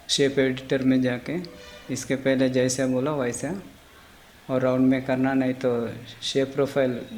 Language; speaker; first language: Hindi; non-native, local second language; Telugu